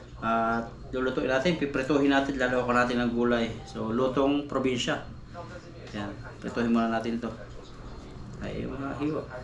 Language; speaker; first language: Filipino; native; Filipino